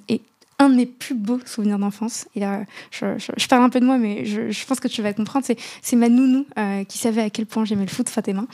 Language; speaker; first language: French; non-native, local second language; Arabic